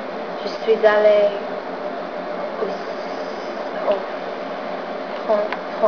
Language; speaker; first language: French; non-native, learner; English